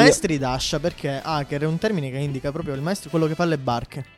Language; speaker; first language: Italian; native; Italian